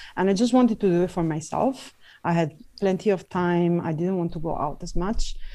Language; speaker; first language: English; non-native, fluent; Italian